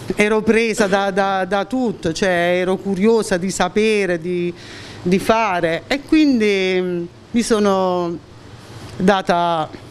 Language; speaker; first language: Italian; native; Italian